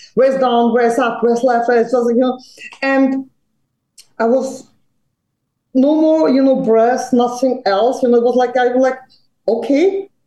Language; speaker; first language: English; non-native, fluent; Serbian